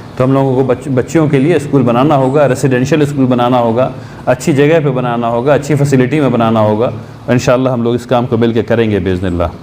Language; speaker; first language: Urdu; native; Urdu